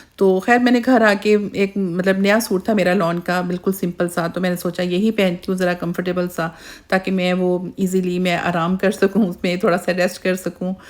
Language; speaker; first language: Urdu; native; Urdu